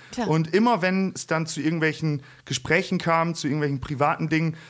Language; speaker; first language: German; native; German